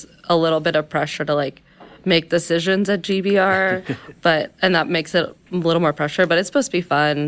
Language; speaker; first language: English; native; English